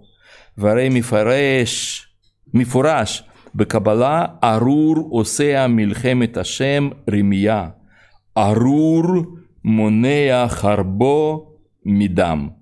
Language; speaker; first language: Hebrew; non-native, fluent; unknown